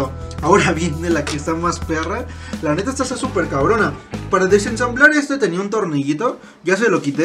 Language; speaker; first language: Spanish; native; Spanish